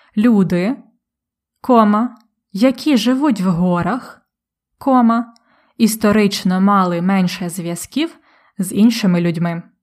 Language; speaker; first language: Ukrainian; native; Ukrainian